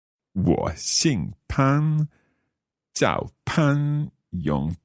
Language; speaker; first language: Chinese; non-native, learner; English